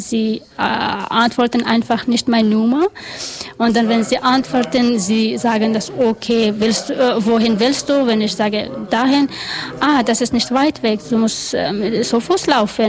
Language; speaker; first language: German; non-native, learner; Persian